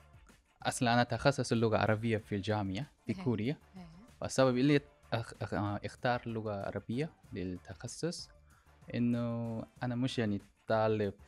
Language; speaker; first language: Arabic; non-native, learner; Korean